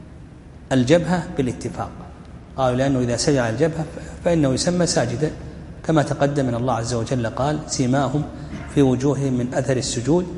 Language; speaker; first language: Arabic; native; Arabic